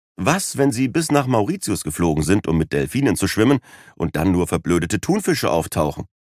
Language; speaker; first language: German; native; German